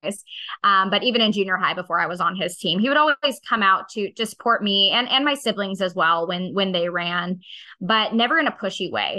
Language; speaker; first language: English; native; English